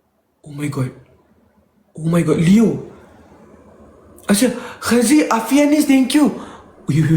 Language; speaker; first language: English; non-native, local second language; Malay